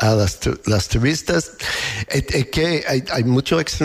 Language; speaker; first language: Spanish; non-native, fluent; English